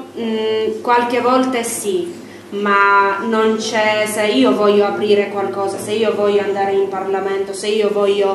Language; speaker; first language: Italian; non-native, learner; Armenian